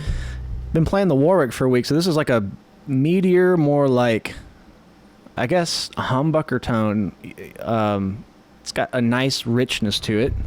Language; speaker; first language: English; native; English